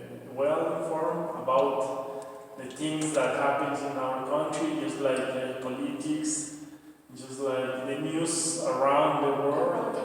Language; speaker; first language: English; non-native, learner; Spanish